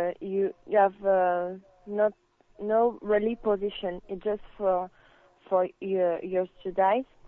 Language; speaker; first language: English; non-native, learner; French